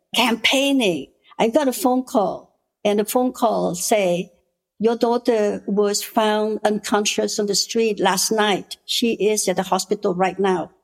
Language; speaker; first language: English; non-native, fluent; Khmer